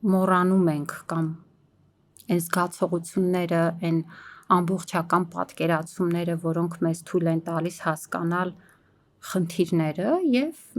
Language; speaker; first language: Armenian; native; Armenian